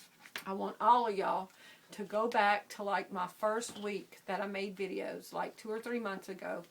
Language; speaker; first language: English; native; English